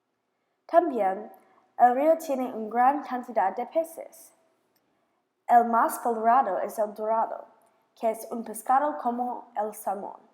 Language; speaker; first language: Spanish; non-native, learner; English